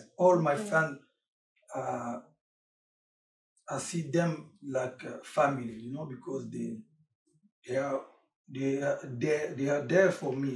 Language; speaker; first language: English; non-native, learner; French